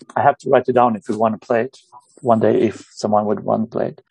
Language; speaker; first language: English; non-native, fluent; Romanian